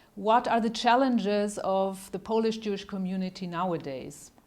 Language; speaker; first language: English; non-native, fluent; German